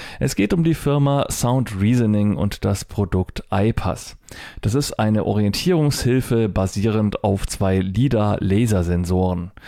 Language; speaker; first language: German; native; German